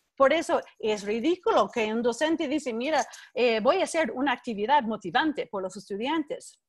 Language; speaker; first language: Spanish; non-native, fluent; English